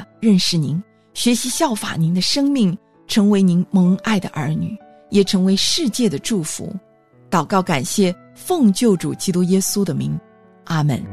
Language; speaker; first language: Chinese; native; Chinese